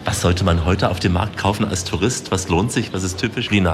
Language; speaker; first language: German; native; German